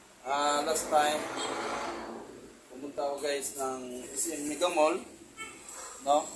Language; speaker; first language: Filipino; native; Filipino